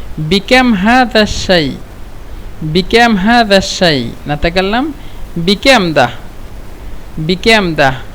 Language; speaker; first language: Egyptian Arabic; non-native, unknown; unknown